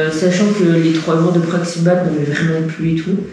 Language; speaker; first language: French; early bilingual, heritage; French